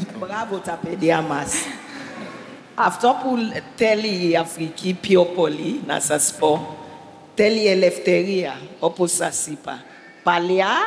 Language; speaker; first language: Greek; non-native, learner; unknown